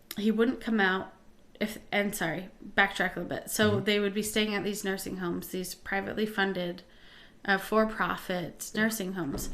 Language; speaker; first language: English; native; English